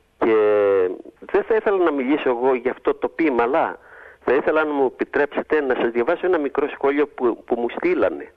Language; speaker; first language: Greek; native; Greek